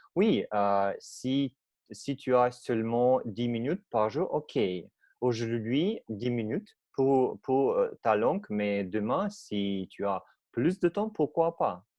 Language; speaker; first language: French; non-native, learner; Russian